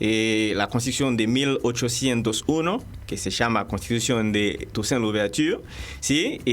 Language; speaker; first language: Spanish; non-native, fluent; Haitian Creole